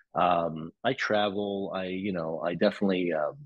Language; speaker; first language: English; native; English